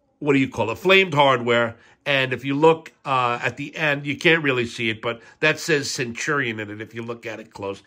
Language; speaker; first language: English; native; English